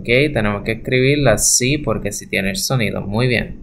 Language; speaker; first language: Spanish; native; Spanish